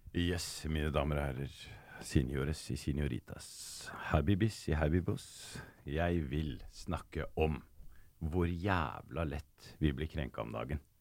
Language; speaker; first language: Norwegian; early bilingual, other home language; Arabic